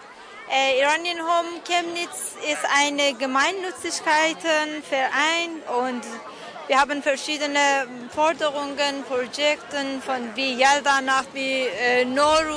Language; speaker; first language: German; non-native, learner; Persian